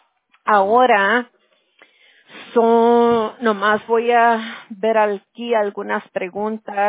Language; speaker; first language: Spanish; early bilingual, heritage; English